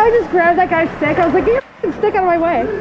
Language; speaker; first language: English; native; English